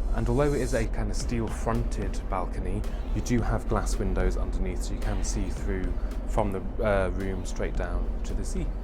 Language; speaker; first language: English; native; English